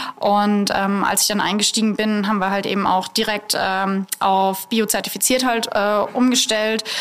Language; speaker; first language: German; native; German